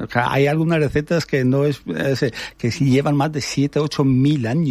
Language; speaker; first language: Spanish; non-native, fluent; Albanian